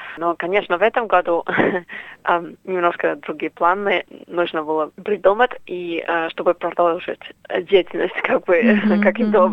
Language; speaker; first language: Russian; non-native, fluent; English